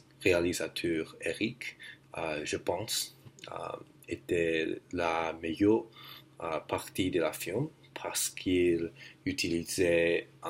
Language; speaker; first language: French; non-native, learner; English